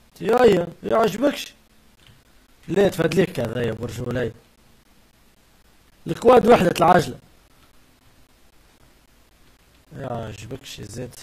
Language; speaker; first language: Arabic; native; Arabic